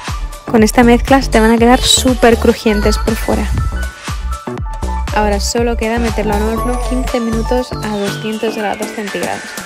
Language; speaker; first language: Spanish; native; Spanish